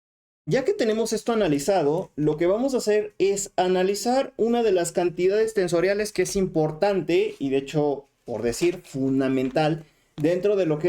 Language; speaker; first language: Spanish; native; Spanish